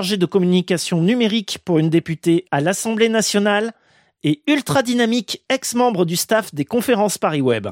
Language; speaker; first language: French; native; French